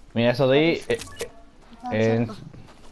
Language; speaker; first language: Spanish; native; Spanish